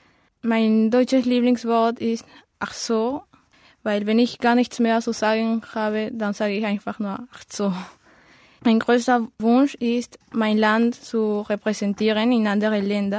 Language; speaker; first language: German; non-native, learner; Spanish